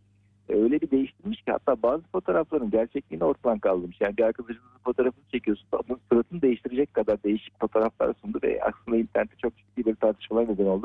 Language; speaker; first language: Turkish; native; Turkish